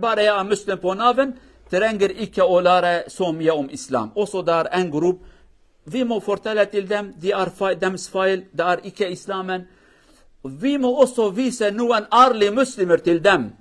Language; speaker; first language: Norwegian; non-native, learner; Kurdish